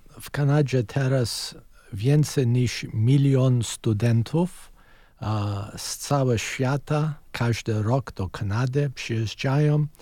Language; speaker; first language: Polish; early bilingual, heritage; Polish